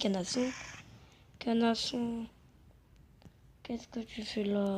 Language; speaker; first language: French; native; French